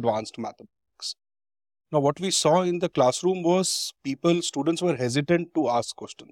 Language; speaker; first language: English; non-native, local second language; Hindi